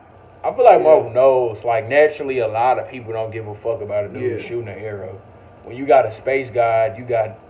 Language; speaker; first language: English; native; English